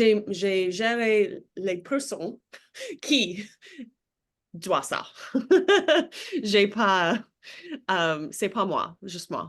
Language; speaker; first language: French; non-native, learner; English